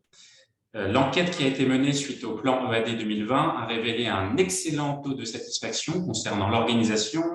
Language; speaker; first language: French; native; French